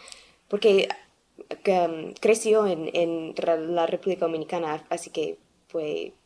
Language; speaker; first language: Spanish; non-native, learner; English